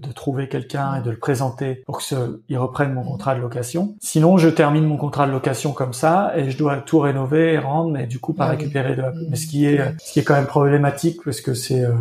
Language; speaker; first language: French; native; French